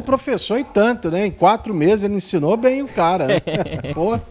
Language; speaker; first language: Portuguese; native; Portuguese